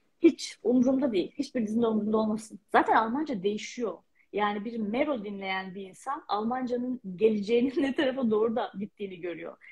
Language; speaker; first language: Turkish; native; Turkish